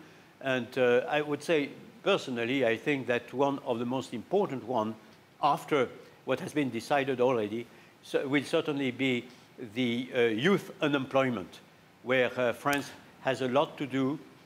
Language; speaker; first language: English; non-native, fluent; French